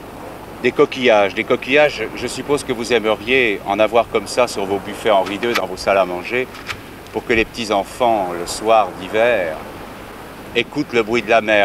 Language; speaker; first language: French; native; French